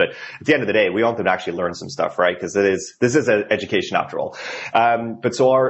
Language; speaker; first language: English; non-native, fluent; Norwegian